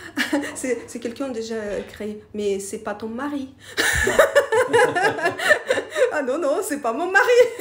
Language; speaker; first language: French; non-native, learner; Russian